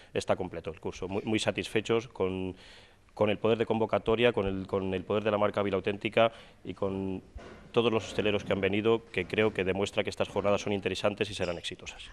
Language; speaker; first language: Spanish; native; Spanish